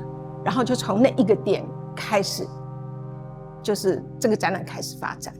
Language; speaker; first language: Chinese; native; Chinese